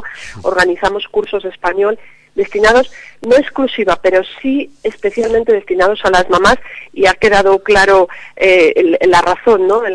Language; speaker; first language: Spanish; native; Spanish